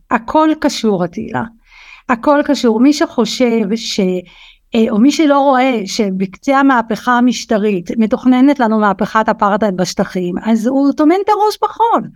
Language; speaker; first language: Hebrew; early bilingual, other home language; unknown